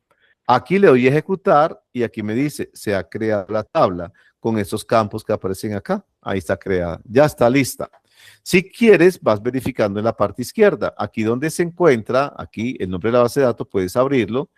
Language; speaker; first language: Spanish; native; Spanish